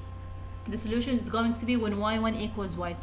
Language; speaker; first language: English; non-native, fluent; Arabic